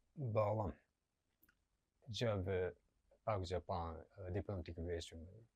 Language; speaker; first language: Hindi; non-native, learner; Japanese